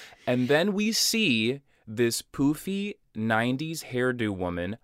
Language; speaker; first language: English; early bilingual, other home language; Portuguese